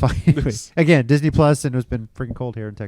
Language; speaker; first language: English; native; English